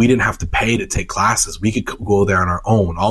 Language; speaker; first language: English; native; English